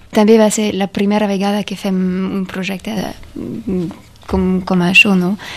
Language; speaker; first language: Catalan; non-native, learner; German